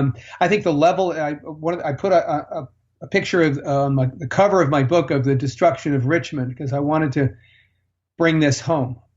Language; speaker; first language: English; native; English